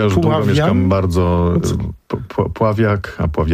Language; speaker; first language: Polish; native; Polish